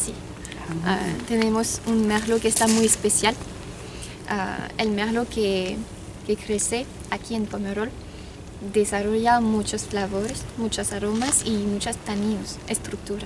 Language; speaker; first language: Spanish; non-native, fluent; French